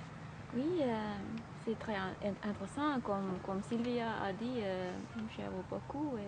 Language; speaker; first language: French; non-native, learner; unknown